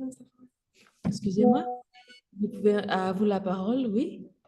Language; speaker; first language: French; non-native, learner; Spanish